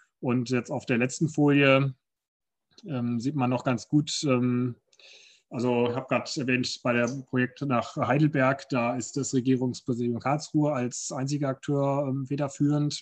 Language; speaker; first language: German; native; German